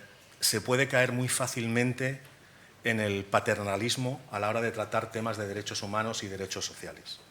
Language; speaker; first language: Spanish; native; Spanish